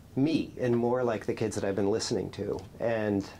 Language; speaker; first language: English; native; English